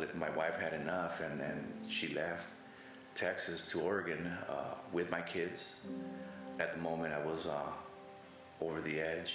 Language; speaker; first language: English; native; English